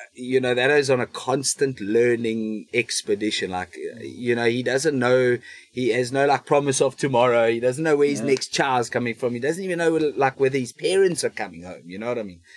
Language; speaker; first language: English; native; English